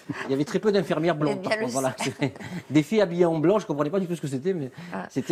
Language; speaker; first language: French; native; French